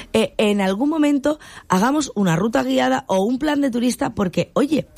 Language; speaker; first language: Spanish; native; Spanish